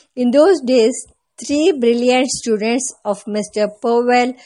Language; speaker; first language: English; non-native, local second language; Kannada